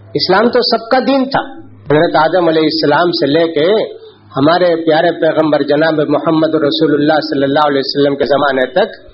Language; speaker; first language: Urdu; native; Urdu